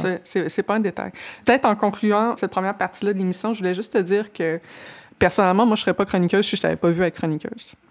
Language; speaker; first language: French; native; French